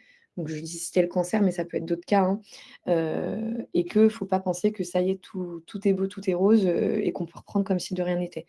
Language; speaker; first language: French; native; French